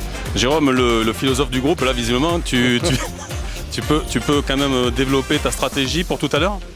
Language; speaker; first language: French; native; French